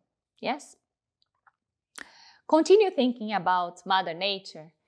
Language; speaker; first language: English; non-native, fluent; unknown